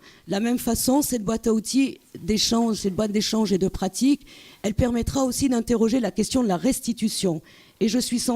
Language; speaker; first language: French; native; French